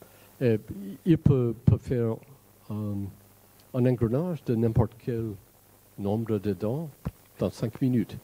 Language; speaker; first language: French; non-native, fluent; English